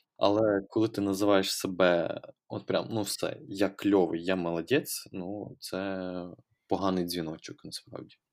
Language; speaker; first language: Ukrainian; native; Ukrainian